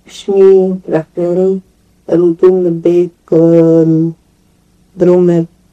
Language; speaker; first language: Hebrew; non-native, fluent; Yiddish